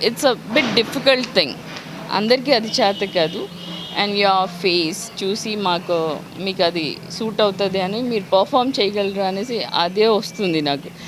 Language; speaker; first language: Telugu; non-native, local second language; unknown